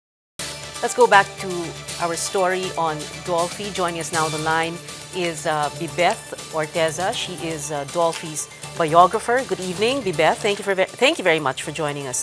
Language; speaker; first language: English; non-native, local second language; Filipino